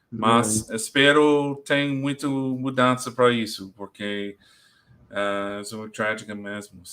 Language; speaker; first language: Portuguese; non-native, learner; English